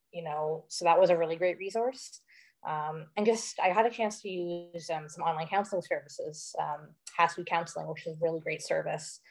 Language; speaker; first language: English; native; English